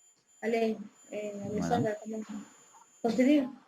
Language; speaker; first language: French; non-native, fluent; Spanish